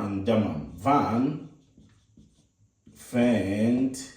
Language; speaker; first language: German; non-native, learner; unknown